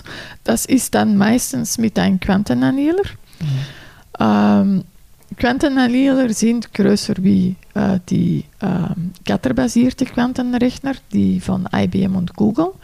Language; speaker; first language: German; non-native, fluent; Dutch